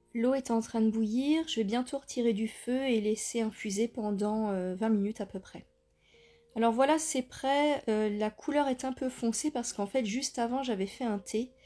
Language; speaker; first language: French; native; French